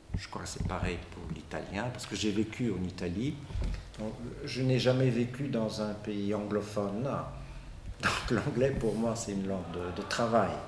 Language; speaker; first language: French; non-native, fluent; Bulgarian